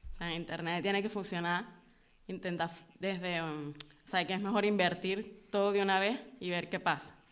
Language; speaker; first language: Spanish; native; Spanish